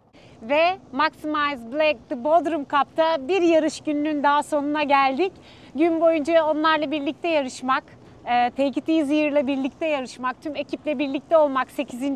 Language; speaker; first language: Turkish; native; Turkish